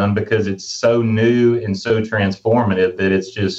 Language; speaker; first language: English; native; English